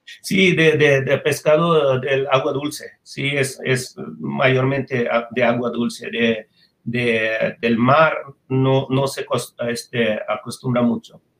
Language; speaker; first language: Spanish; non-native, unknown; Bangla